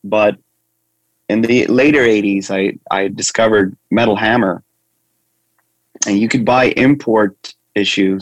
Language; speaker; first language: English; non-native, fluent; Swedish